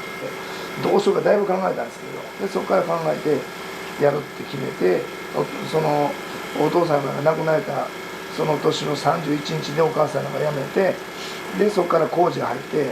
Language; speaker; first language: Japanese; native; Japanese